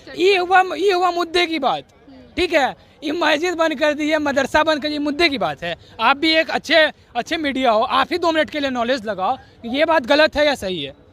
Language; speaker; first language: Hindi; native; Hindi